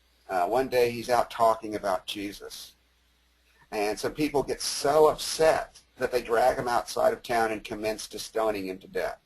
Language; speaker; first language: English; native; English